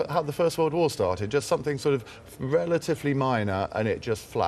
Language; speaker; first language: English; native; English